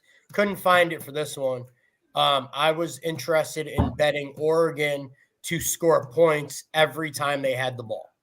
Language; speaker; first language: English; native; English